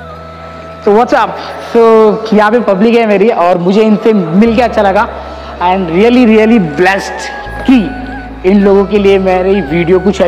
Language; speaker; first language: Hindi; native; Hindi